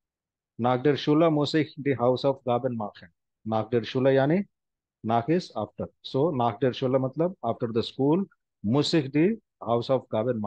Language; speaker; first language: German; non-native, fluent; Hindi